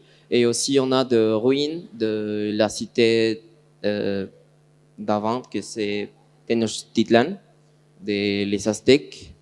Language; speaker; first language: French; non-native, learner; Spanish